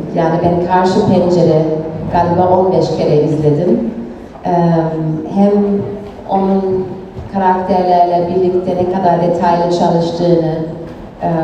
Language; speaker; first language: Turkish; early bilingual, heritage; Turkish